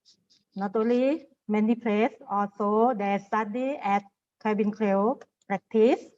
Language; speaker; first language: English; non-native, learner; Thai